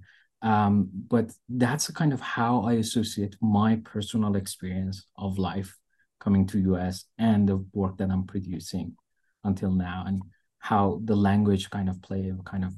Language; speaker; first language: English; non-native, fluent; Persian